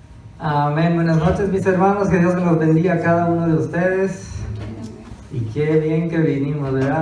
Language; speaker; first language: Spanish; early bilingual, other home language; English